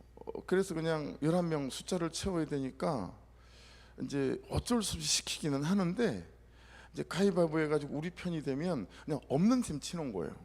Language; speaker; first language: Korean; native; Korean